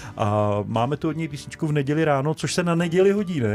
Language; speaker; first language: Czech; native; Czech